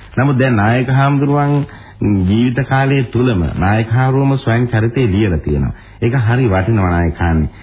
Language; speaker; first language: Sinhala; native; Sinhala